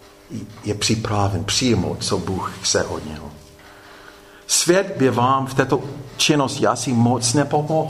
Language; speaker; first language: Czech; non-native, fluent; English